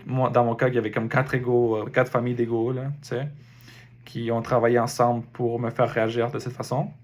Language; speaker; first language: French; native; French